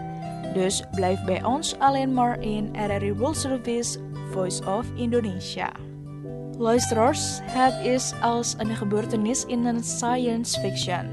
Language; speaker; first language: Dutch; non-native, fluent; Indonesian